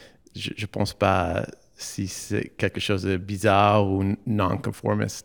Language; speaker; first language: French; non-native, learner; English